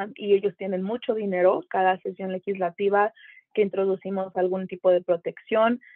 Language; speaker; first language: Spanish; native; Spanish